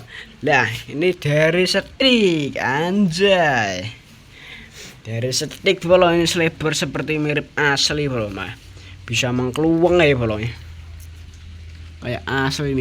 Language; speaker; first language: Indonesian; non-native, local second language; Javanese